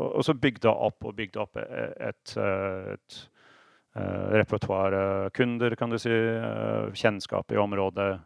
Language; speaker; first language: Norwegian; non-native, fluent; English